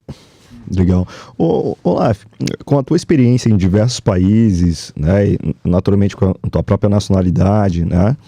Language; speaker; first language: Portuguese; native; Portuguese